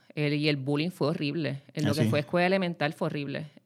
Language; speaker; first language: Spanish; native; Spanish